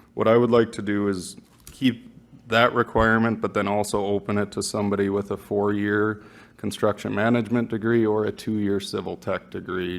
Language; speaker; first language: English; native; English